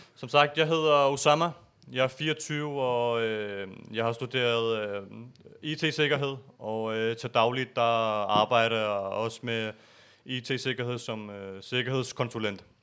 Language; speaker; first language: Danish; early bilingual, other home language; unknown